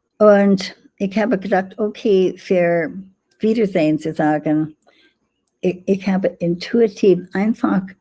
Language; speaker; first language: German; non-native, fluent; English